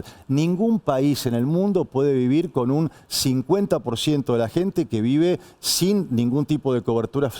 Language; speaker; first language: Spanish; native; Spanish